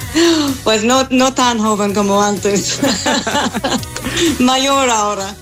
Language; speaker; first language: Spanish; non-native, learner; English